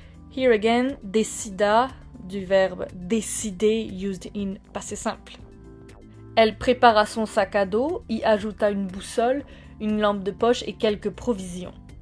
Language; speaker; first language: French; native; French